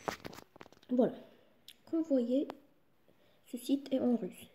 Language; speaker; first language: French; non-native, local second language; Arabic